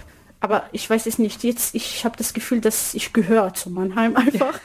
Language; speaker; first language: German; non-native, learner; Arabic